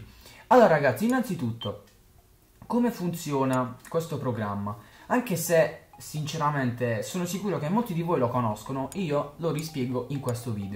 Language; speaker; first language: Italian; native; Italian